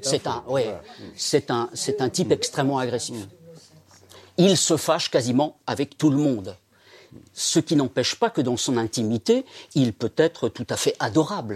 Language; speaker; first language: French; native; French